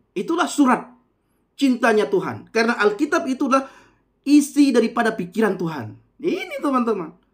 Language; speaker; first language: Indonesian; non-native, local second language; Achinese